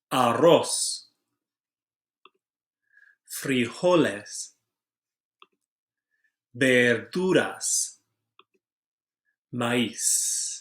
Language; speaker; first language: Spanish; non-native, fluent; English